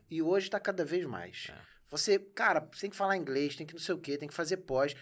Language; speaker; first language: Portuguese; native; Portuguese